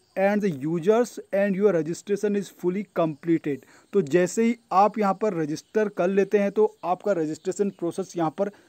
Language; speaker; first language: Hindi; native; Hindi